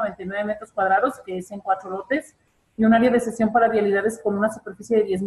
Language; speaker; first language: Spanish; native; Spanish